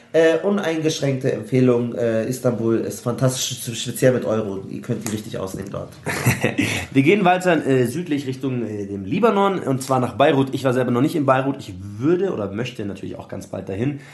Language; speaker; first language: German; early bilingual, other home language; Arabic